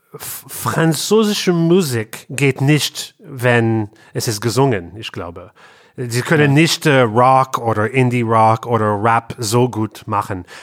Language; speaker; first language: German; non-native, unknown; English